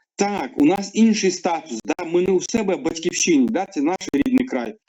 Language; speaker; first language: Ukrainian; non-native, local second language; Russian